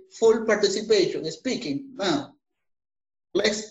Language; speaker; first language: English; non-native, fluent; Spanish